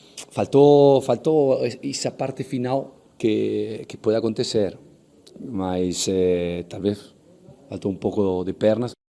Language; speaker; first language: Portuguese; non-native, fluent; Spanish